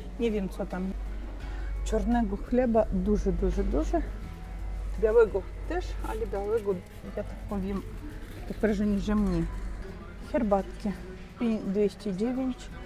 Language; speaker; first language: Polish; non-native, learner; Russian